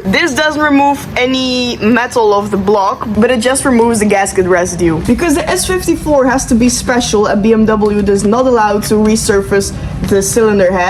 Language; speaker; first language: English; non-native, fluent; Dutch